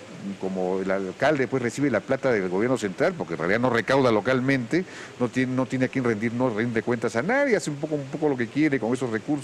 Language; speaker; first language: Spanish; native; Spanish